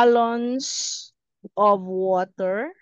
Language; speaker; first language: English; non-native, fluent; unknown